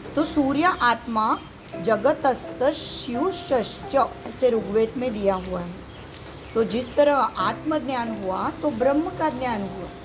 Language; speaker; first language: Hindi; non-native, local second language; Marathi